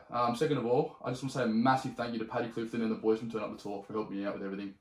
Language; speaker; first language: English; native; English